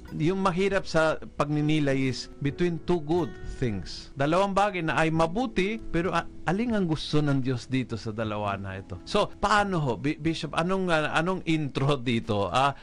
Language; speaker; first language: Filipino; non-native, local second language; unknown